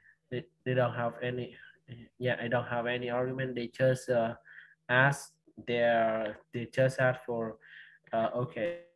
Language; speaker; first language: English; non-native, learner; Vietnamese